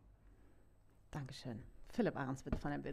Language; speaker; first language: German; native; German